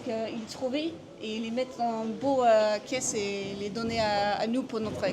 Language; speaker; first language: French; non-native, learner; English